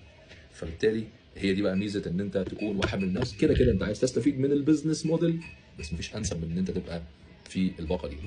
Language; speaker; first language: Arabic; native; Arabic